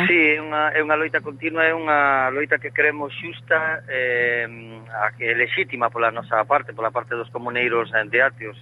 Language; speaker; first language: Galician; native; Galician